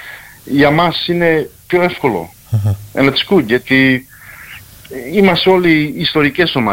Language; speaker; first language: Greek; early bilingual, heritage; Greek